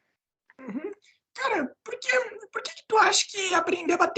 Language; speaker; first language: Portuguese; native; Portuguese